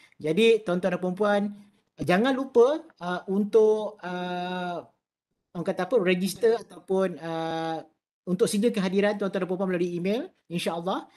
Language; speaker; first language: Malay; native; Malay